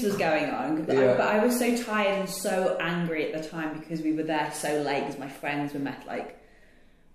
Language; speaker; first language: English; native; English